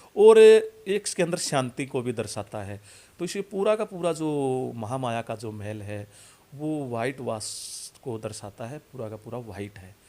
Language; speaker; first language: Hindi; native; Hindi